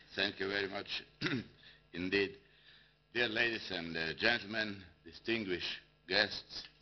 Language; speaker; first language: English; non-native, fluent; Slovenian